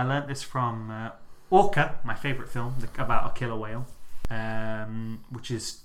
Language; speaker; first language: English; native; English